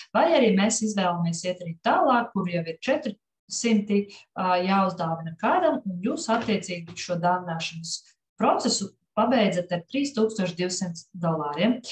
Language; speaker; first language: Latvian; non-native, local second language; Russian